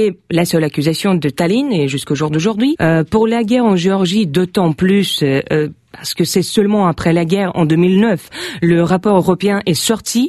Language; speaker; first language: French; non-native, fluent; Russian